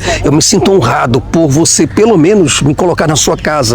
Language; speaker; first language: Portuguese; native; Portuguese